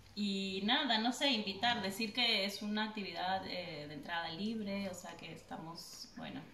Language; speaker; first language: Spanish; native; Spanish